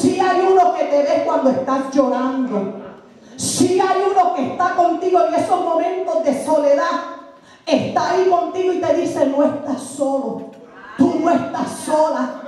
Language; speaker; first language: Spanish; native; Spanish